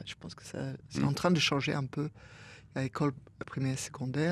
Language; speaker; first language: French; non-native, fluent; English